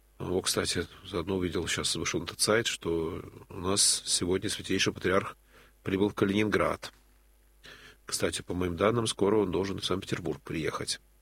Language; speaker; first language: Russian; native; Russian